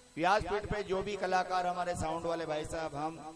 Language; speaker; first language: Hindi; native; Hindi